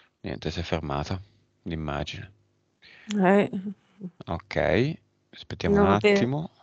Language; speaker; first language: Italian; native; Italian